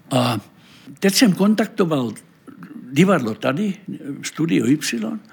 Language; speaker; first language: Czech; non-native, fluent; Finnish